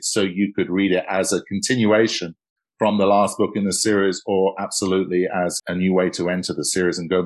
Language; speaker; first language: English; native; English